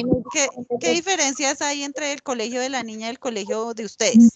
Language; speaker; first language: Spanish; native; Spanish